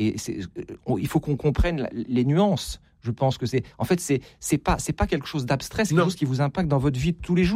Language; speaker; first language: French; native; French